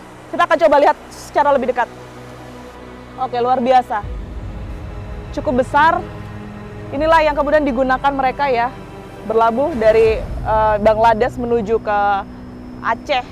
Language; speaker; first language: Indonesian; native; Indonesian